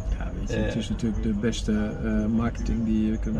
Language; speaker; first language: Dutch; native; Dutch